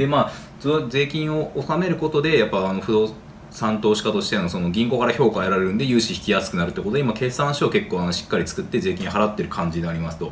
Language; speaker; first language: Japanese; native; Japanese